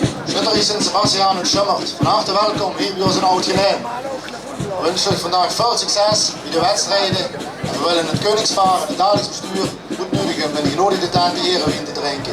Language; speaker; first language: Dutch; native; Dutch